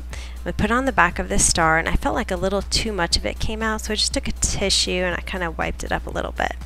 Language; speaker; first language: English; native; English